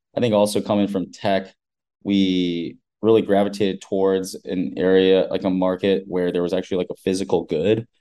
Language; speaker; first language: English; native; English